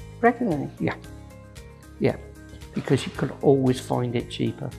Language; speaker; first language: English; native; English